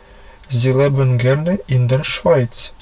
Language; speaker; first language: German; non-native, fluent; Ukrainian